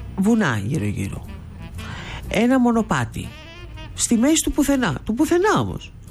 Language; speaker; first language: Greek; native; Greek